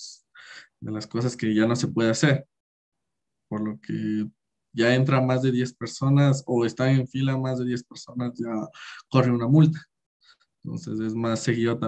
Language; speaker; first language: Spanish; native; Spanish